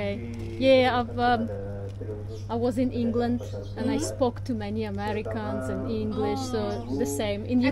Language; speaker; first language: English; non-native, fluent; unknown